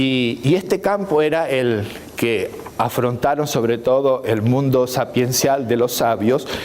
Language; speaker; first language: Spanish; native; Spanish